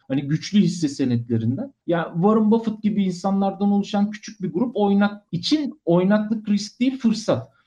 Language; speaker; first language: Turkish; native; Turkish